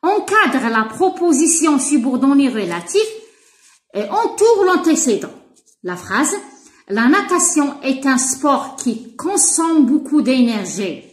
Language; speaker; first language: French; non-native, local second language; Arabic